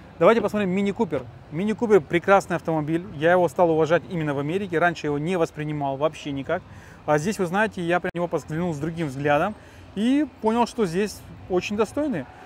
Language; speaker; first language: Russian; native; Russian